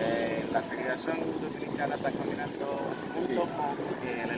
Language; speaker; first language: Spanish; non-native, learner; Haitian Creole